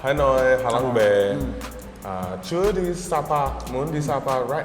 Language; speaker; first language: Vietnamese; non-native, learner; English